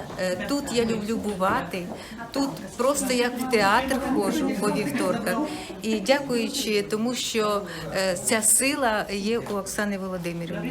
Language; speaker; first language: Ukrainian; non-native, local second language; Russian